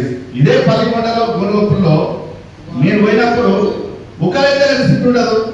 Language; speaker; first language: Telugu; native; Telugu